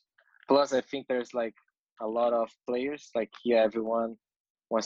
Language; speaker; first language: English; non-native, fluent; Portuguese